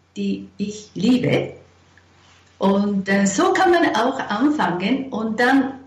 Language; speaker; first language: German; non-native, fluent; Japanese